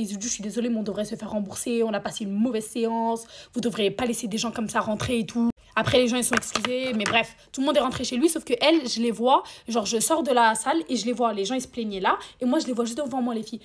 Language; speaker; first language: French; native; French